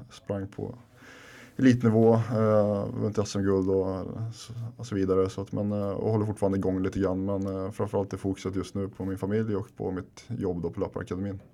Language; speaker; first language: Swedish; early bilingual, other home language; Finnish